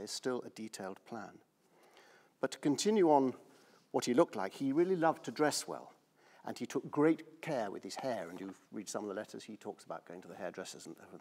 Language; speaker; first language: English; native; English